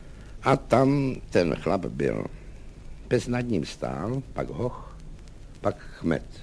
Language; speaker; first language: Czech; native; Czech